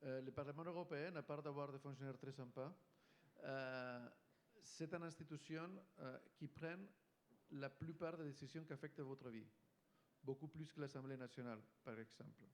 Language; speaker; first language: French; non-native, fluent; Spanish